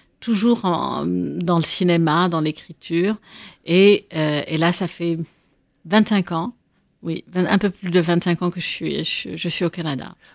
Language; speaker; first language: French; non-native, local second language; Arabic